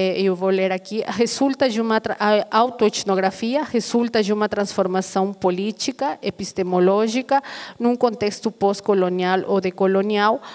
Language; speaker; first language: Portuguese; non-native, fluent; Aymara